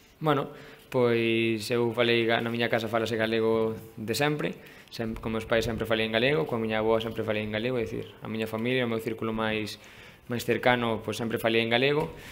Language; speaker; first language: Galician; native; Galician